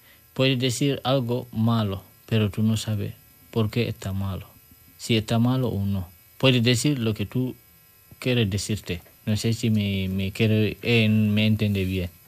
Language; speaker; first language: Spanish; non-native, learner; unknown